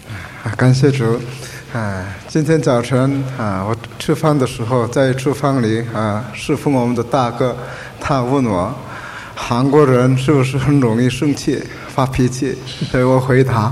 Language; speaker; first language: Chinese; non-native, fluent; Korean